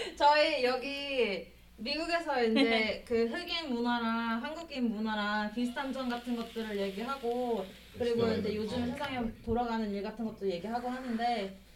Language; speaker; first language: Korean; native; Korean